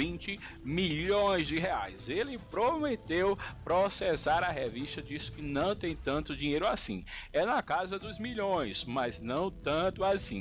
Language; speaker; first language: Portuguese; native; Portuguese